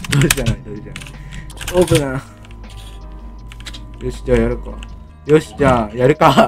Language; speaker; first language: Japanese; native; Japanese